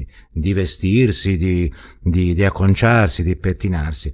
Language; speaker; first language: Italian; native; Italian